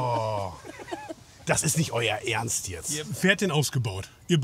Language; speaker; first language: German; native; German